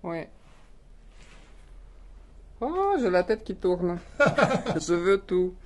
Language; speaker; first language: French; non-native, learner; Russian